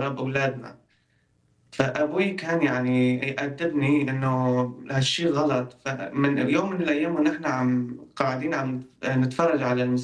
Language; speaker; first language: Arabic; non-native, local second language; Kurdish